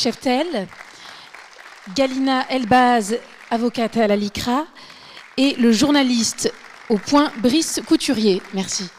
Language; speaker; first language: French; native; French